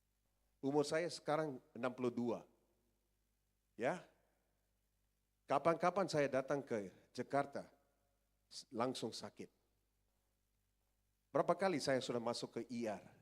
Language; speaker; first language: Indonesian; non-native, fluent; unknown